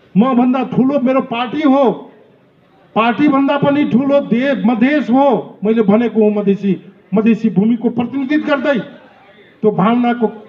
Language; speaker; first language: Nepali; non-native, local second language; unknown